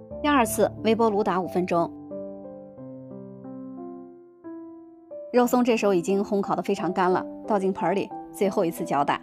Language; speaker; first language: Chinese; native; Chinese